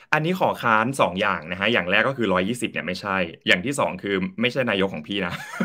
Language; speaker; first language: Thai; native; Thai